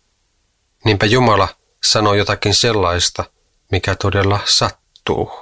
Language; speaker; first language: Finnish; native; Finnish